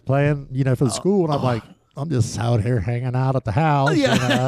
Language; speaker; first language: English; native; English